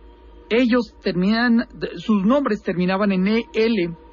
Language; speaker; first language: Spanish; native; Spanish